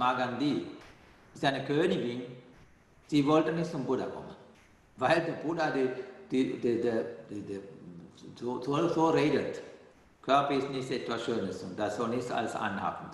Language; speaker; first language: German; non-native, fluent; Sinhala